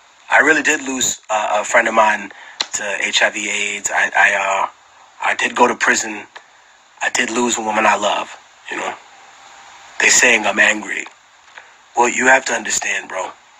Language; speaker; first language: English; early bilingual, other home language; Spanish